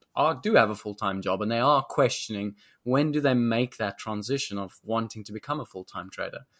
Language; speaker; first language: English; native; English